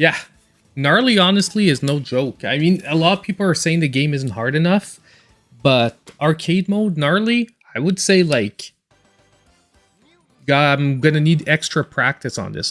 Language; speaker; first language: English; native; English